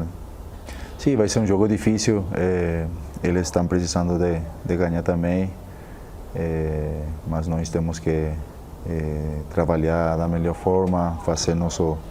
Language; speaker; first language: Portuguese; non-native, fluent; Spanish